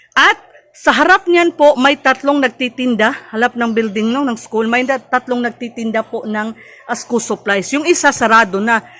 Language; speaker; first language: Filipino; non-native, local second language; Cebuano